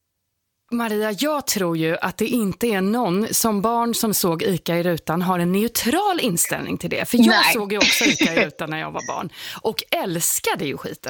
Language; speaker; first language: Swedish; native; Swedish